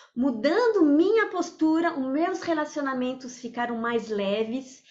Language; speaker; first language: Portuguese; early bilingual, other home language; French